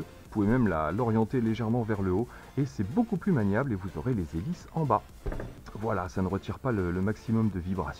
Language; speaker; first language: French; native; French